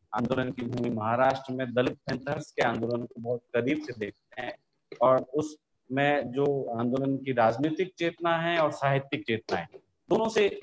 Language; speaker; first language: Hindi; native; Hindi